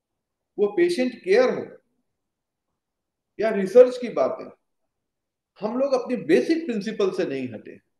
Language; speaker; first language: Hindi; native; Hindi